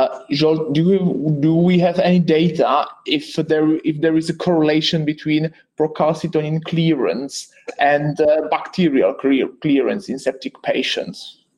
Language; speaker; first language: English; non-native, fluent; Czech